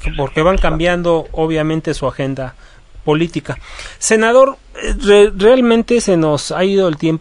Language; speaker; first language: Spanish; native; Spanish